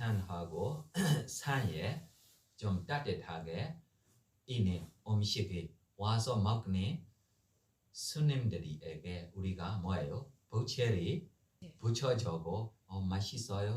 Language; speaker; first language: Korean; non-native, learner; Burmese